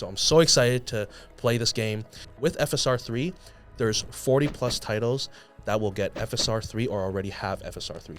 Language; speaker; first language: English; native; English